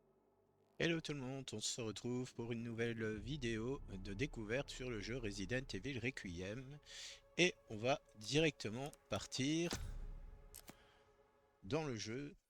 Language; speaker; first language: French; native; French